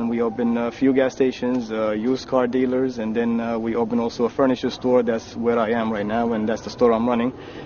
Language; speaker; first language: English; non-native, fluent; Arabic